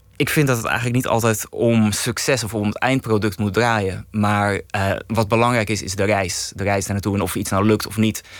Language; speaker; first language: Dutch; native; Dutch